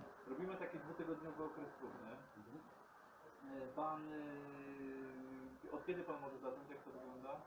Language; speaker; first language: Polish; native; Polish